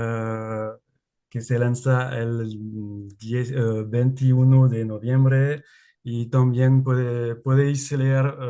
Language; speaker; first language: Spanish; non-native, learner; French